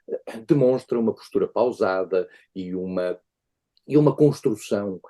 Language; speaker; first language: Portuguese; native; Portuguese